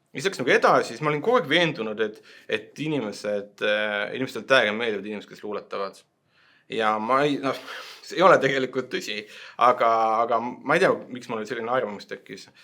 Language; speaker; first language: Estonian; native; Estonian